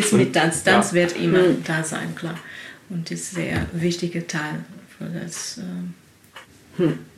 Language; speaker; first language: German; non-native, learner; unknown